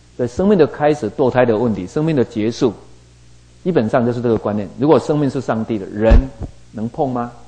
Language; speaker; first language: Chinese; native; Chinese